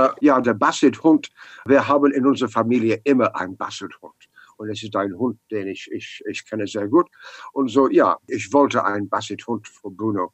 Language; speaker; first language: German; non-native, learner; English